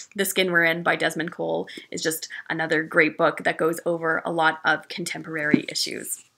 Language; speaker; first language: English; native; English